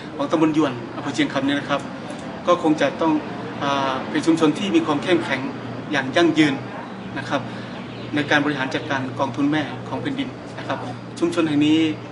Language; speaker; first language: Thai; native; Thai